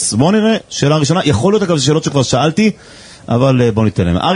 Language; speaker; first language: Hebrew; native; Hebrew